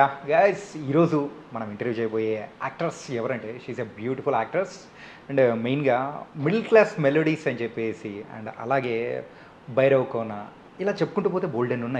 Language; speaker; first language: Telugu; native; Telugu